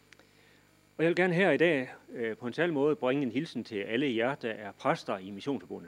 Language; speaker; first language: Danish; native; Danish